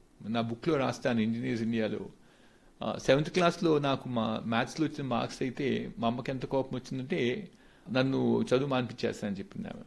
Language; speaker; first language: Telugu; native; Telugu